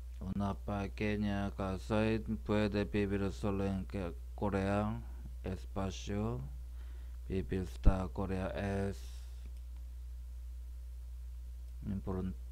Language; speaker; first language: Spanish; non-native, learner; Korean